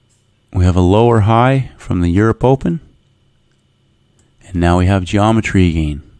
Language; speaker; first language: English; native; English